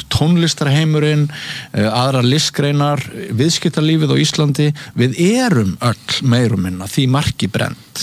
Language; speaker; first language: Icelandic; native; Icelandic